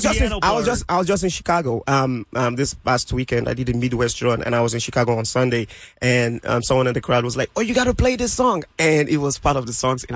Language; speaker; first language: English; non-native, local second language; Yoruba